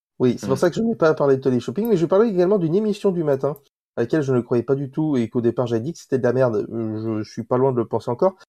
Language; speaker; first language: French; native; French